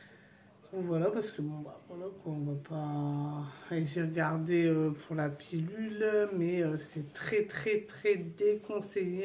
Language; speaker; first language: French; native; French